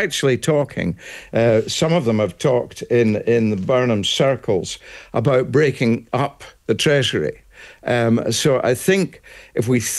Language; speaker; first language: English; native; English